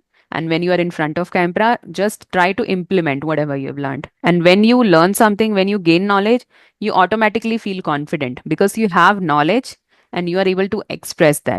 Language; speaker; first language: English; non-native, fluent; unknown